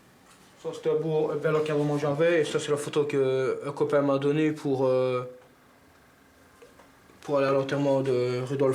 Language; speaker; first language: French; native; French